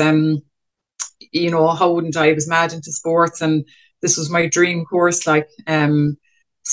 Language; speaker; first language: English; native; English